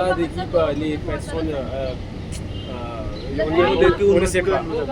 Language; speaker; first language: French; non-native, learner; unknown